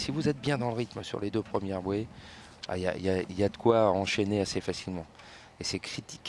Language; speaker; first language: French; native; French